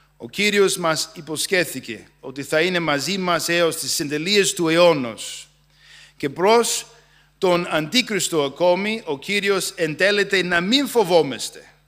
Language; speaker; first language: Greek; non-native, fluent; English